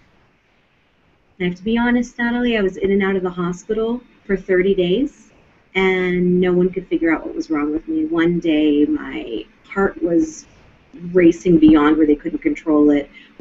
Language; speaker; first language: English; native; English